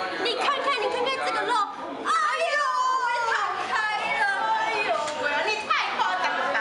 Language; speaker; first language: Chinese; native; Chinese